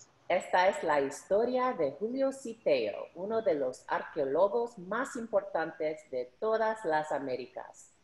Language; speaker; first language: Spanish; early bilingual, heritage; Spanish